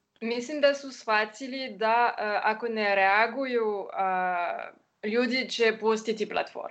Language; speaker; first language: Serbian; non-native, learner; French